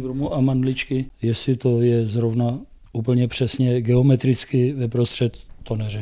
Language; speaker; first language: Czech; native; Czech